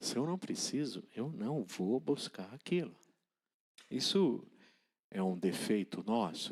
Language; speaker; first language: Portuguese; native; Portuguese